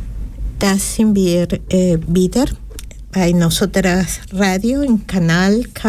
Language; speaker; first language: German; non-native, learner; Spanish